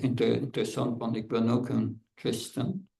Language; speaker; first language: Dutch; non-native, fluent; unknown